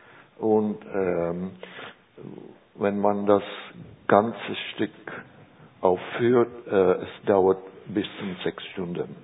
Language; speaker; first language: German; non-native, learner; Czech